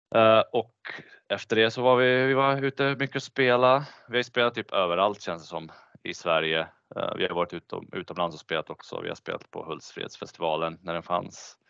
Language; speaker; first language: Swedish; early bilingual, other home language; Bosnian